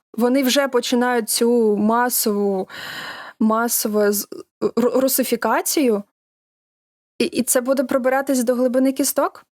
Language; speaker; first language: Ukrainian; non-native, local second language; Russian